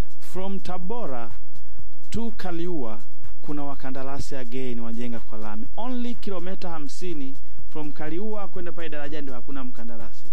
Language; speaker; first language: Swahili; native; Swahili